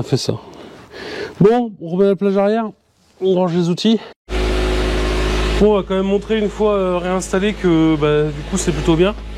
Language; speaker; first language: French; native; French